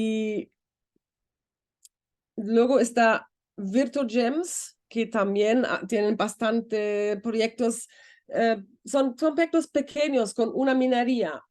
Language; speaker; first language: Spanish; non-native, fluent; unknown